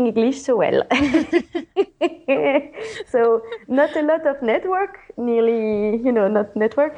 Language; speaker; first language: English; non-native, fluent; French